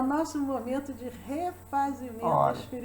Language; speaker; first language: Portuguese; native; Portuguese